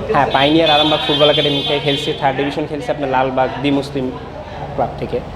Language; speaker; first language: Bangla; native; Bangla